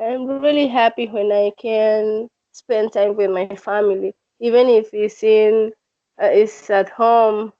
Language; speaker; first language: English; non-native, learner; Spanish